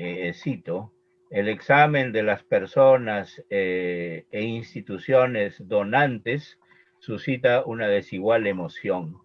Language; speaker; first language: Spanish; native; Spanish